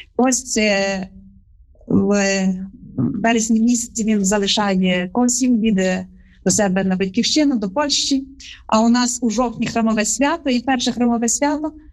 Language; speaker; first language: Ukrainian; native; Ukrainian